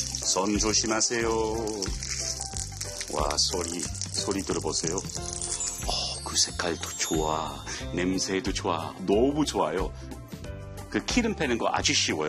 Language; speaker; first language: Korean; non-native, fluent; English